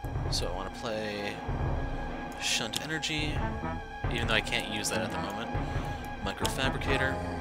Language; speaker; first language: English; native; English